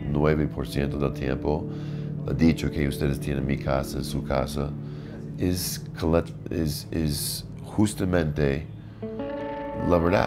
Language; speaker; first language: Spanish; non-native, learner; English